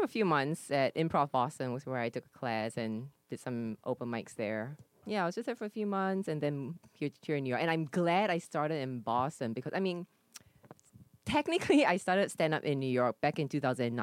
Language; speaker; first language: English; native; English